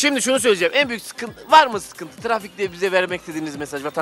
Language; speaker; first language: Turkish; native; Turkish